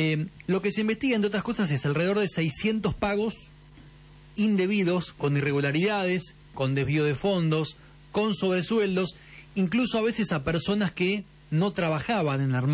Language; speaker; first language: Spanish; native; Spanish